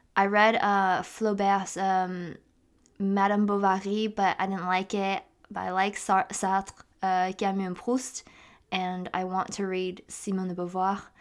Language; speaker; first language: English; native; English